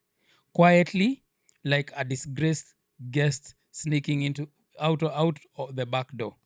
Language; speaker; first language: English; non-native, local second language; Swahili